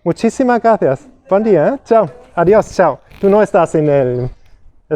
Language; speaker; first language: Spanish; non-native, learner; German